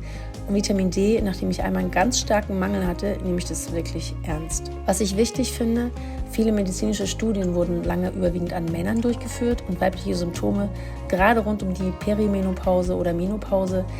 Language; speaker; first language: German; native; German